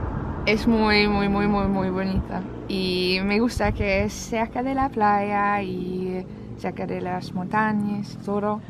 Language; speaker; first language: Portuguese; non-native, learner; German